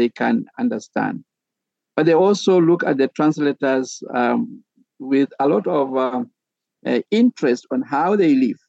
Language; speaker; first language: English; non-native, local second language; Kalenjin